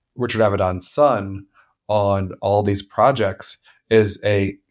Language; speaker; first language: English; native; English